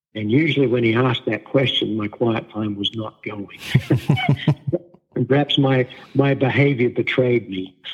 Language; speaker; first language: English; native; English